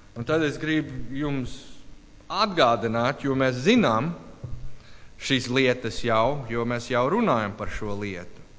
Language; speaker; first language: Latvian; non-native, learner; English